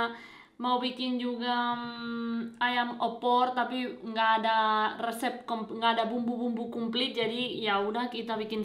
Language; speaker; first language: Indonesian; non-native, fluent; Spanish